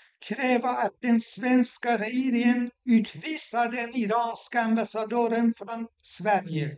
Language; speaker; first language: Swedish; non-native, fluent; Persian